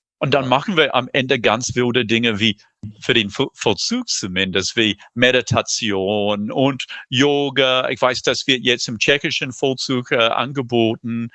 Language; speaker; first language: German; non-native, fluent; English